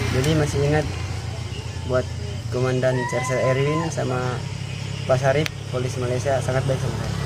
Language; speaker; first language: Indonesian; native; Indonesian